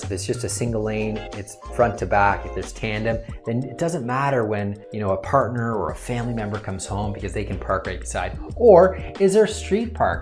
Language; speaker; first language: English; native; English